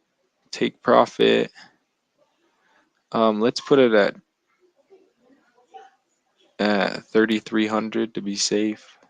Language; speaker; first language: English; native; English